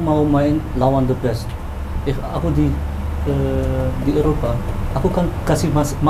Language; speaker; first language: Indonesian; early bilingual, heritage; Dutch